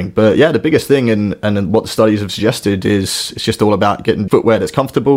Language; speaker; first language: English; native; English